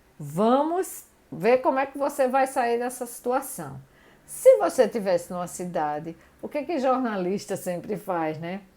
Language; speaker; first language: Portuguese; native; Portuguese